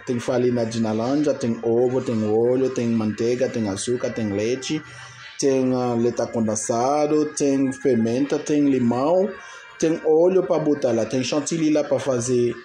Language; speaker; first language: Portuguese; non-native, learner; Haitian Creole